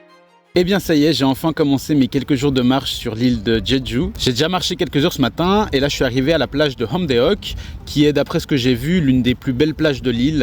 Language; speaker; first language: French; native; French